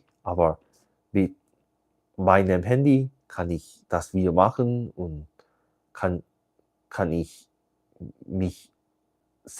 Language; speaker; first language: German; non-native, learner; English